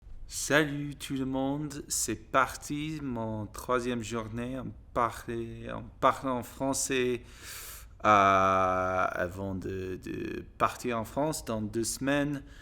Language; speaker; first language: French; non-native, learner; English